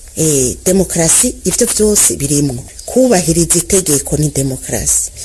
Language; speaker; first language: Rundi; early bilingual, other home language; Kinyarwanda